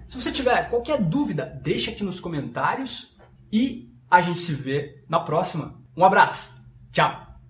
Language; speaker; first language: Portuguese; non-native, fluent; French